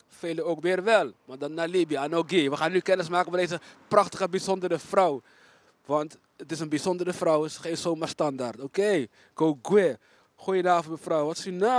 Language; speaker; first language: Dutch; native; Dutch